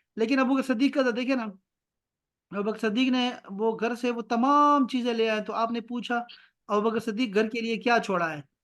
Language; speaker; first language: Urdu; non-native, local second language; Pashto